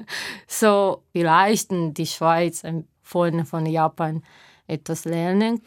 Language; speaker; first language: German; non-native, fluent; Japanese